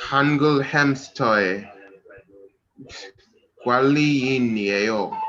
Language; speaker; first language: Korean; non-native, learner; English